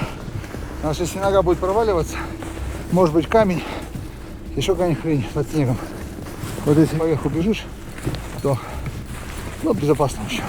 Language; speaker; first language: Russian; native; Russian